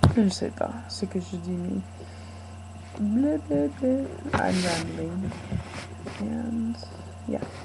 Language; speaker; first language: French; non-native, learner; English